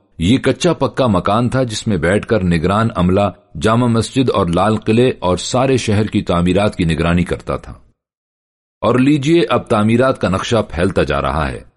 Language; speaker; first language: Urdu; native; Urdu